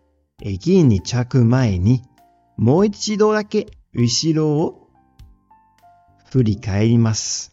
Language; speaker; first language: Japanese; non-native, fluent; French